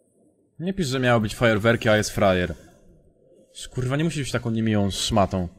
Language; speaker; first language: Polish; native; Polish